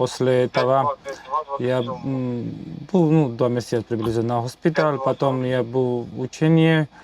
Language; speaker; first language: Russian; non-native, learner; Georgian